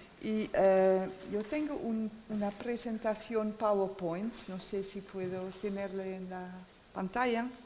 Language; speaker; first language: Spanish; non-native, learner; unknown